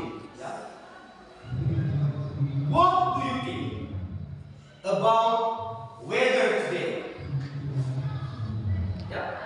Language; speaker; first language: English; non-native, learner; Indonesian